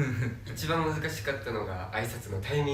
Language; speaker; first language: Japanese; non-native, fluent; Korean